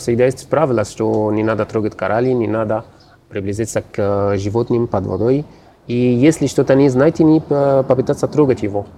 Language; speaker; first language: Russian; non-native, learner; Arabic